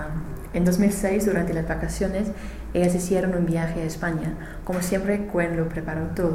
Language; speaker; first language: Spanish; non-native, learner; English